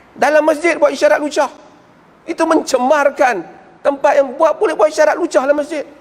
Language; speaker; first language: Malay; native; Malay